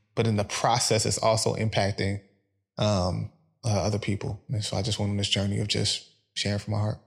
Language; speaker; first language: English; native; English